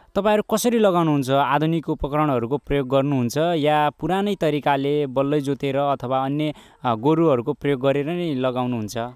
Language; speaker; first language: Nepali; native; Nepali